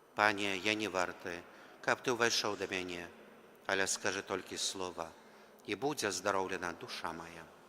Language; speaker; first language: Belarusian; native; Belarusian